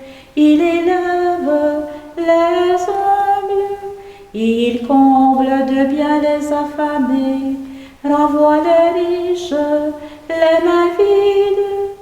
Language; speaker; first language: French; native; French